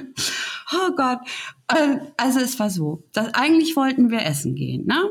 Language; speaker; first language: German; native; German